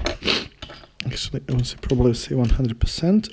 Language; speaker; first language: English; non-native, fluent; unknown